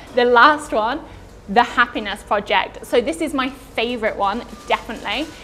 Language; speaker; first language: English; native; English